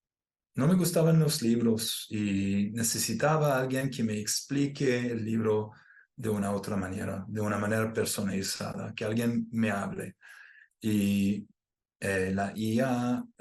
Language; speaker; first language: Spanish; non-native, fluent; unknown